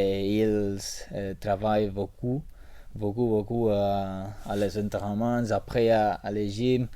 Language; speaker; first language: French; non-native, learner; Spanish